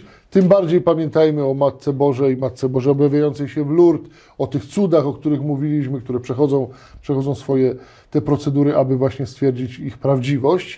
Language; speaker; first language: Polish; native; Polish